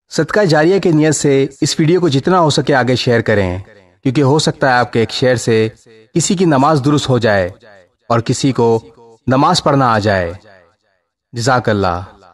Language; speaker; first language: Urdu; native; Urdu